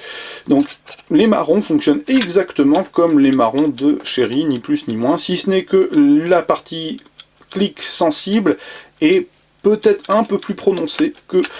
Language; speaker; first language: French; native; French